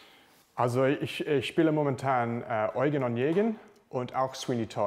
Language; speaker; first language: German; non-native, learner; English